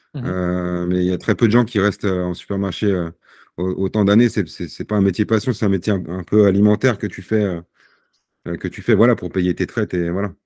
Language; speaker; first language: French; native; French